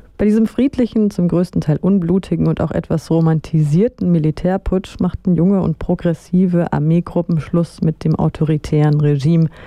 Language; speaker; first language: German; native; German